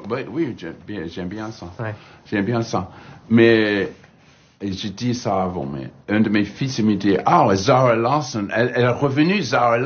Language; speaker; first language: French; non-native, learner; English